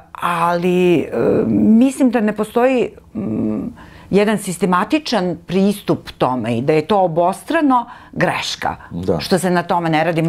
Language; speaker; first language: Serbian; native; Serbian